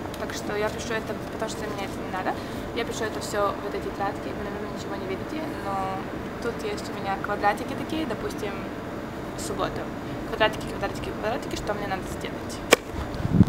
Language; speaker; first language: Russian; early bilingual, heritage; Russian